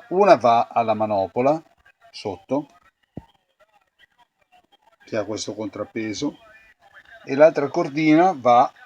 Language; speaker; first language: Italian; native; Italian